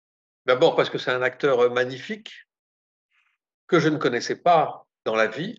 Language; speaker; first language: French; native; French